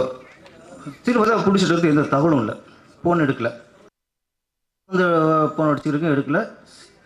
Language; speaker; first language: Tamil; native; Tamil